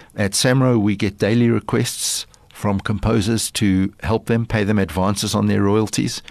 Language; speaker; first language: English; early bilingual, other home language; Lithuanian